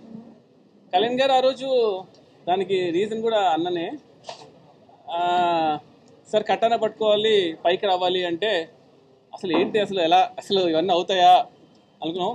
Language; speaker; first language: Telugu; native; Telugu